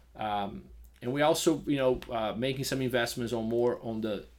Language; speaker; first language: English; non-native, fluent; Portuguese